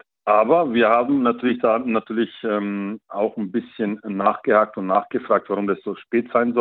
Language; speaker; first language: German; native; German